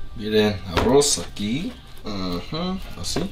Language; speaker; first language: Spanish; non-native, learner; Korean